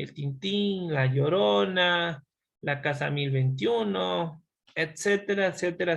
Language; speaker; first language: Spanish; native; Spanish